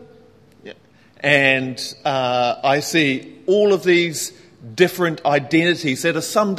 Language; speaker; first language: English; native; English